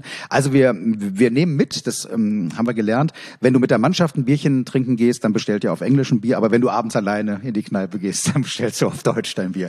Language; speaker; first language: German; native; German